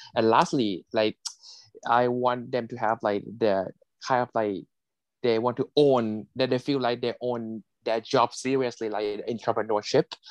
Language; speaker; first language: English; non-native, fluent; Thai